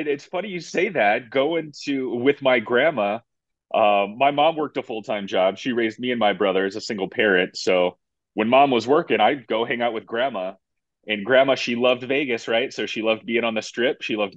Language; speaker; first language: English; native; English